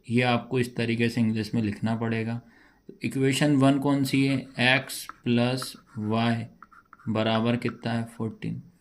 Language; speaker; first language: Hindi; native; Hindi